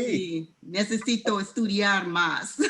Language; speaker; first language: Spanish; non-native, learner; English